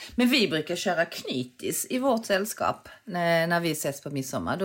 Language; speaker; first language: Swedish; early bilingual, other home language; Korean